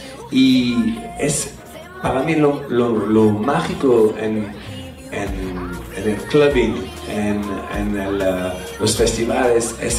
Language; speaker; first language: Spanish; non-native, fluent; French